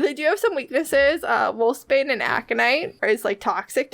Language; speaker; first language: English; native; English